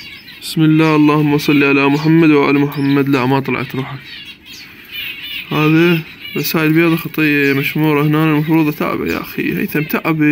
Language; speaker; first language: Arabic; native; Arabic